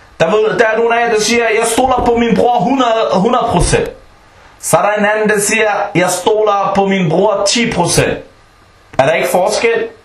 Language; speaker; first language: Danish; early bilingual, other home language; Arabic